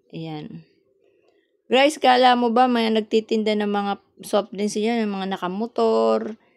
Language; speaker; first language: Filipino; non-native, local second language; Waray